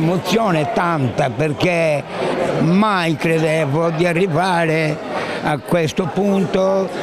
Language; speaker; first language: Italian; non-native, local second language; Sardinian